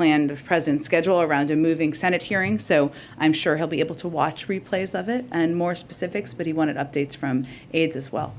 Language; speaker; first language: English; native; English